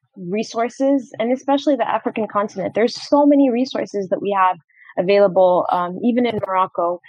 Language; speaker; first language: English; non-native, fluent; Arabic